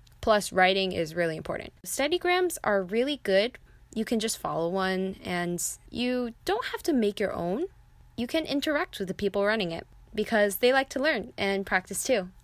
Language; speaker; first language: English; native; English